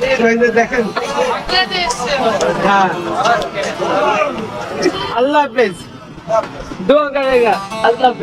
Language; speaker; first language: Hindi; non-native, learner; Bangla